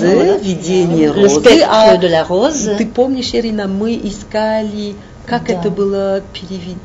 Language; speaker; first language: Russian; non-native, fluent; French